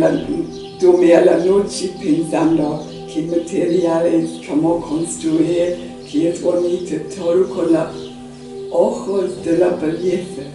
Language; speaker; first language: Spanish; non-native, learner; English